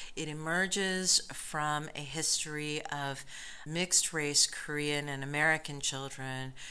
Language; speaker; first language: English; native; English